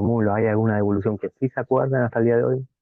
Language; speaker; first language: Spanish; native; Spanish